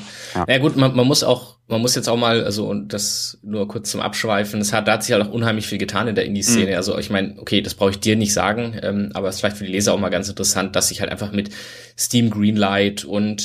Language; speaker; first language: German; native; German